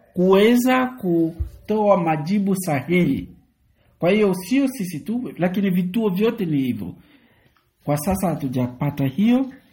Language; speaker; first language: Swahili; native; Swahili